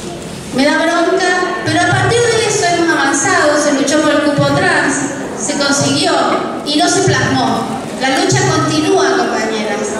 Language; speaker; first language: Spanish; native; Spanish